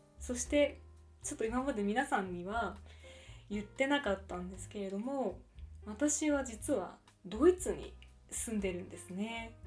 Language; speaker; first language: Japanese; native; Japanese